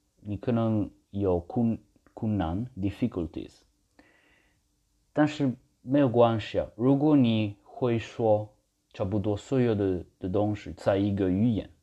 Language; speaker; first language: Chinese; non-native, learner; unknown